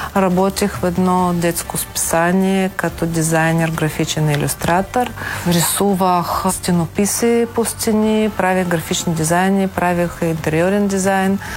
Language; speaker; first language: Bulgarian; non-native, fluent; Ukrainian